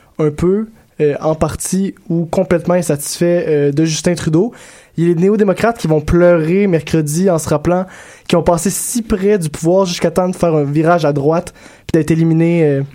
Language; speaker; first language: French; native; French